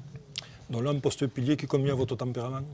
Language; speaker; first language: French; native; French